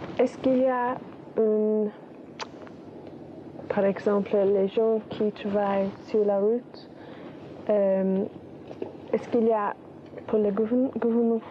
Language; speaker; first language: French; non-native, learner; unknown